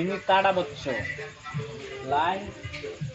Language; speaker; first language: Indonesian; non-native, learner; Bangla